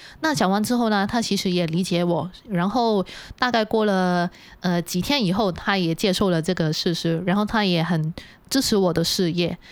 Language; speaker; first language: Chinese; non-native, local second language; Cantonese